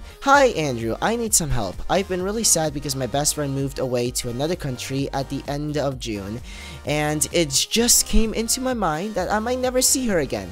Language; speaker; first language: English; native; English